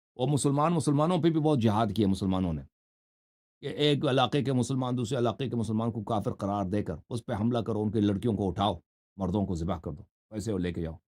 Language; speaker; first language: Urdu; non-native, fluent; Persian